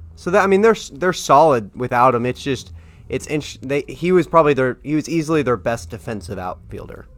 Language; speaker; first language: English; native; English